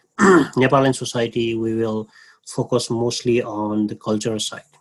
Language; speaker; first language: English; non-native, local second language; Nepali